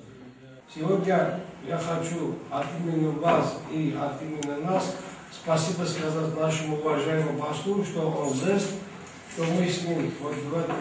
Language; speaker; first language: Russian; non-native, local second language; Armenian